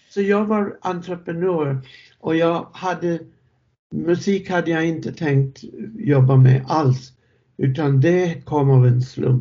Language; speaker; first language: Swedish; non-native, fluent; English